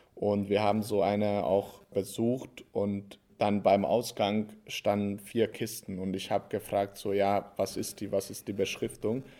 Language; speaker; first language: German; non-native, fluent; Hungarian